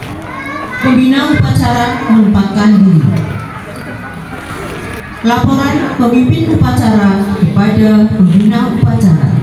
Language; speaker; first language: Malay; non-native, local second language; Javanese